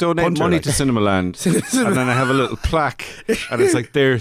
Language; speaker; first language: English; native; English